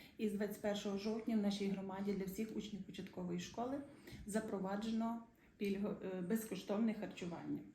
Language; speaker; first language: Ukrainian; native; Ukrainian